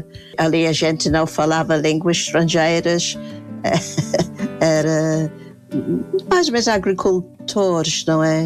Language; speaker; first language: Portuguese; non-native, fluent; English